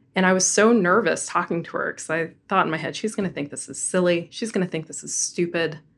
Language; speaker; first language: English; native; English